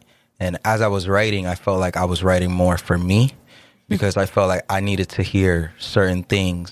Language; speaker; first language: English; early bilingual, other home language; Spanish